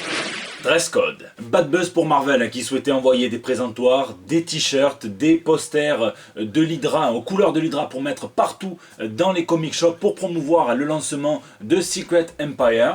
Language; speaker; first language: French; native; French